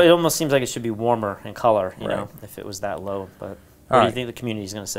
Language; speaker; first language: English; native; English